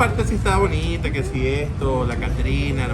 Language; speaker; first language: Spanish; native; Spanish